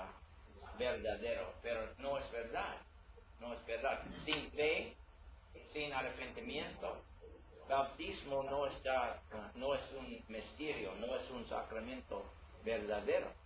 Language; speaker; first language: Spanish; non-native, learner; English